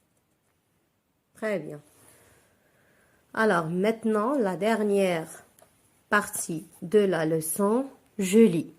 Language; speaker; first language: French; non-native, local second language; Arabic